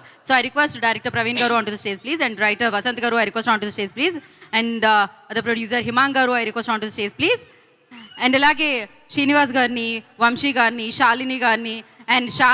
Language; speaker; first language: Telugu; native; Telugu